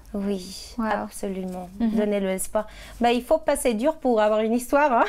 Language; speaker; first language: French; non-native, fluent; German